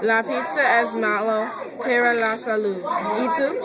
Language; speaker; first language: Spanish; non-native, learner; English